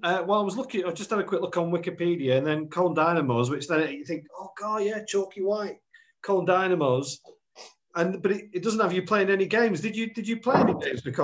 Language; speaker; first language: English; native; English